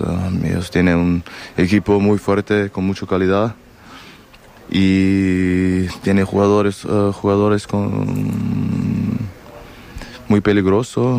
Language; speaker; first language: Spanish; non-native, learner; German